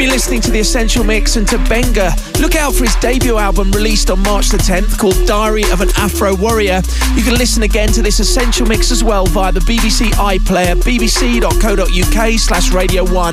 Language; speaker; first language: English; native; English